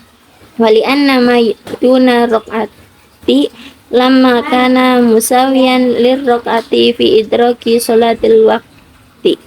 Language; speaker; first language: Arabic; non-native, learner; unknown